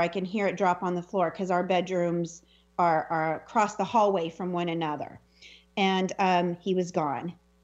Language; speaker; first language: English; native; English